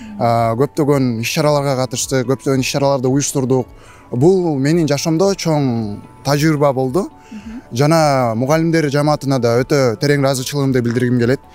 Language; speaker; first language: Kyrgyz; non-native, local second language; Russian